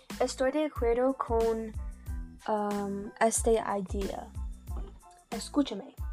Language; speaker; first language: Spanish; non-native, learner; English